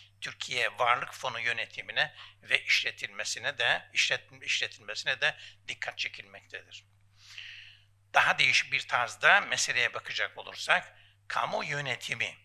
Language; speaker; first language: Turkish; native; Turkish